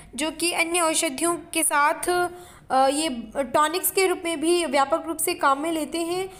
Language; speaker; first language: Hindi; native; Hindi